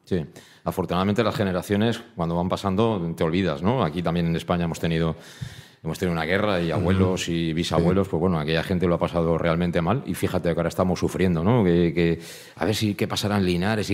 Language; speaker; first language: Spanish; native; Spanish